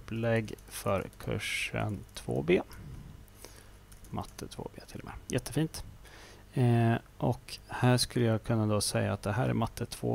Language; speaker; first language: Swedish; native; Swedish